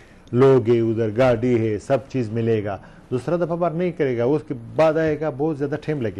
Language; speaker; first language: Hindi; non-native, learner; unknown